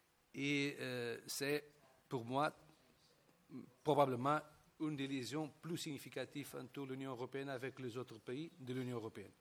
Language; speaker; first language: French; non-native, fluent; Portuguese